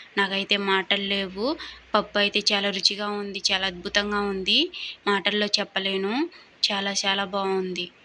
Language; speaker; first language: Telugu; non-native, local second language; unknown